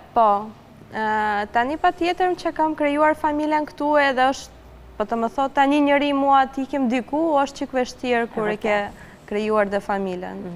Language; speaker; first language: Albanian; non-native, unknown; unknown